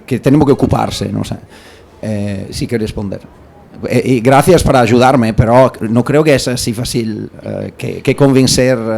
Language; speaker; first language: Spanish; non-native, learner; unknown